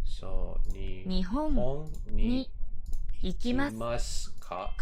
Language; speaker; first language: Japanese; non-native, learner; English